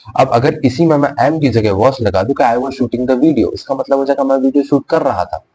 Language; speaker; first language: Hindi; native; Hindi